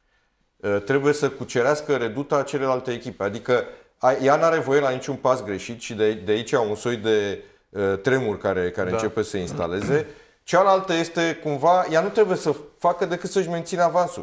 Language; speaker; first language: Romanian; native; Romanian